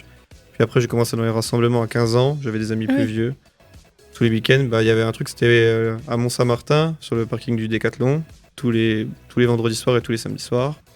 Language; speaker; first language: French; native; French